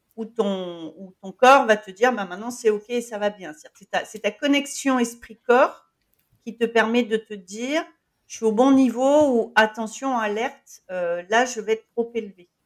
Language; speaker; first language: French; native; French